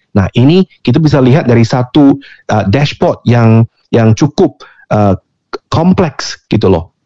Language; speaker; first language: Indonesian; non-native, fluent; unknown